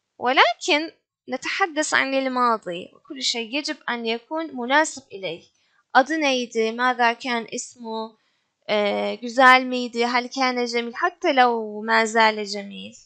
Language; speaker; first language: Arabic; non-native, fluent; Turkish